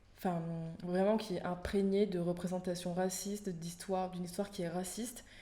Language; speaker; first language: French; native; French